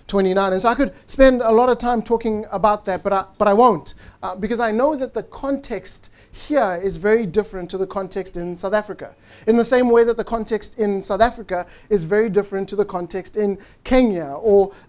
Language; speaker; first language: English; non-native, local second language; Tswana